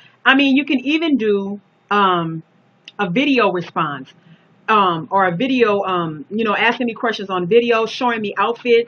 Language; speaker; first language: English; native; English